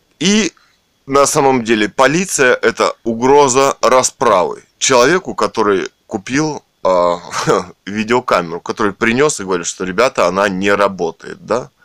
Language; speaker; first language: Russian; native; Russian